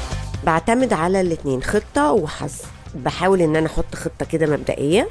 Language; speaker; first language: Arabic; native; Arabic